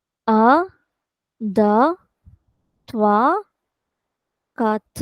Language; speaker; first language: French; non-native, learner; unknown